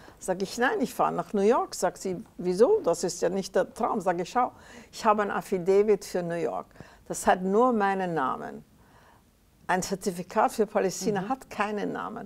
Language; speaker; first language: German; native; German